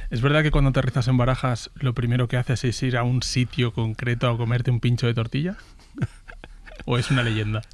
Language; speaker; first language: Spanish; native; Spanish